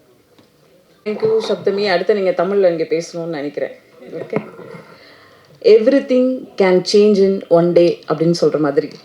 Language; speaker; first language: Tamil; native; Tamil